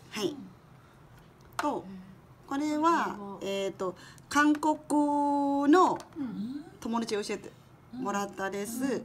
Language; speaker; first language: Japanese; non-native, learner; Thai